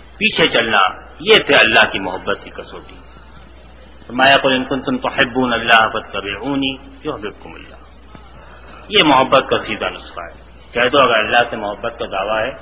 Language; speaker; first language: Urdu; native; Urdu